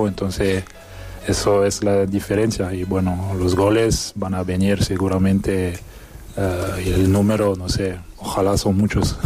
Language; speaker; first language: Spanish; non-native, fluent; French